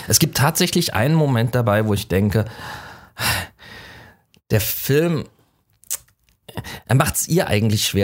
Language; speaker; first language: German; native; German